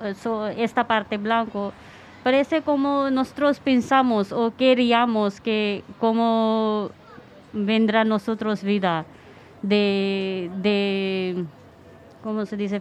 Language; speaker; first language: Spanish; non-native, learner; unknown